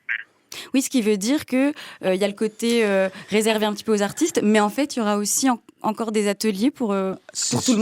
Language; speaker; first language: French; native; French